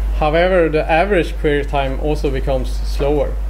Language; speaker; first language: English; non-native, fluent; Swedish